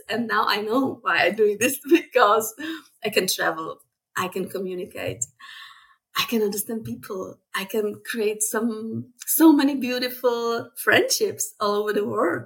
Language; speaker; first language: English; non-native, fluent; Czech